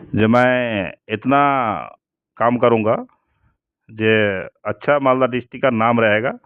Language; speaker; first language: Hindi; non-native, local second language; Bangla